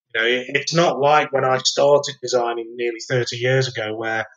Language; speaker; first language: English; native; English